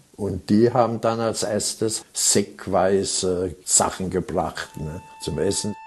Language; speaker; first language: German; native; German